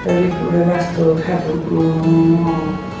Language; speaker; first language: English; non-native, learner; Bosnian